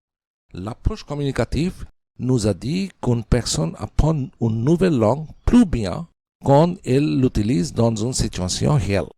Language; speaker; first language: French; non-native, fluent; Bangla